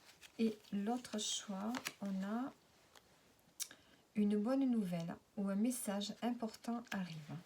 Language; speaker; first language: French; native; French